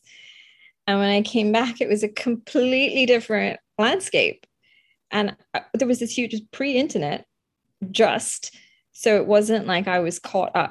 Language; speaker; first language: English; early bilingual, other home language; Bangla